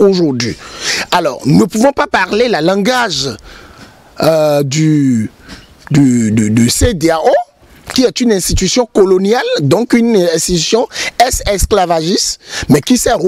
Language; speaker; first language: French; non-native, local second language; Fon